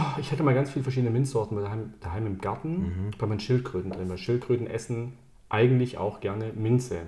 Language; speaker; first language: German; early bilingual, other home language; Italian